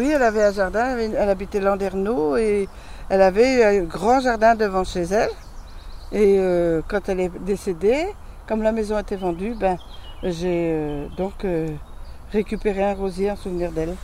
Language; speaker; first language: French; native; French